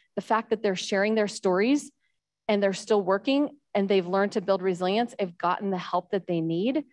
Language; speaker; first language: English; native; English